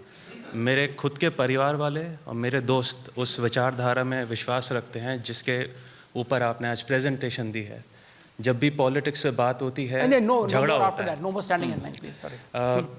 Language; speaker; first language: Hindi; native; Hindi